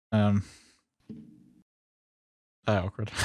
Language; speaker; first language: Swedish; native; Swedish